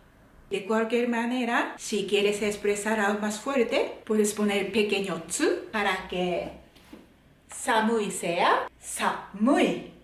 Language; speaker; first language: Spanish; non-native, fluent; Japanese